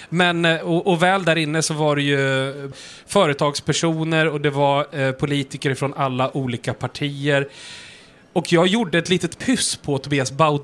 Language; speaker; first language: Swedish; native; Swedish